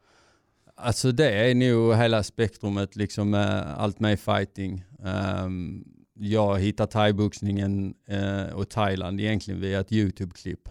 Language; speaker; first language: Swedish; native; Swedish